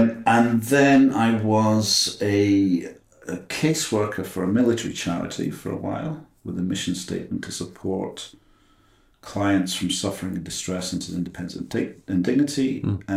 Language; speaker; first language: English; native; English